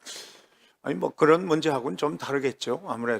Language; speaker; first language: Korean; native; Korean